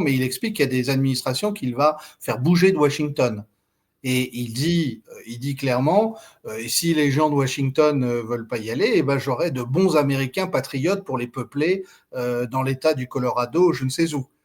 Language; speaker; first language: French; native; French